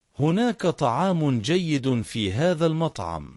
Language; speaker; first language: Arabic; non-native, fluent; Bangla